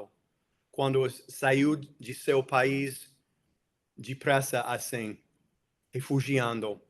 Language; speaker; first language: Portuguese; non-native, fluent; English